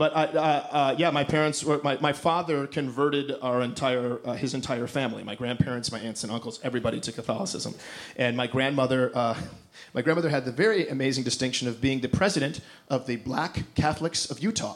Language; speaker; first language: English; native; English